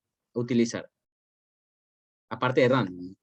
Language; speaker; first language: Spanish; native; Spanish